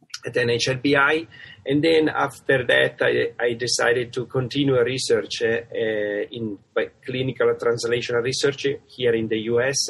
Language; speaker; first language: English; non-native, fluent; Italian